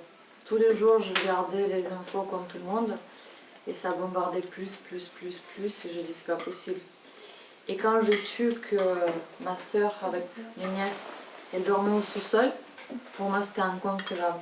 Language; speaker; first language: French; non-native, fluent; Ukrainian